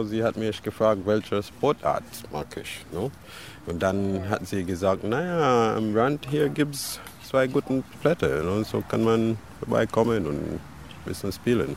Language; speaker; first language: German; non-native, learner; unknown